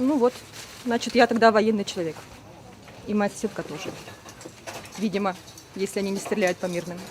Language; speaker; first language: Russian; native; Russian